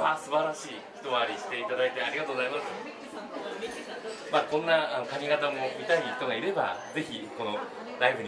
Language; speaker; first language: Japanese; native; Japanese